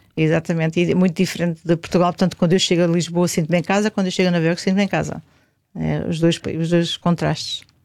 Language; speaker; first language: Portuguese; native; Portuguese